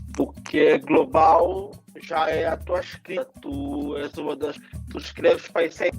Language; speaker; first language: Portuguese; native; Portuguese